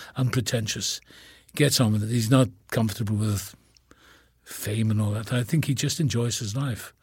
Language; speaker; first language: English; native; English